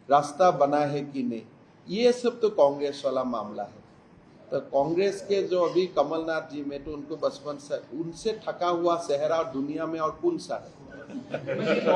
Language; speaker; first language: Hindi; non-native, local second language; Assamese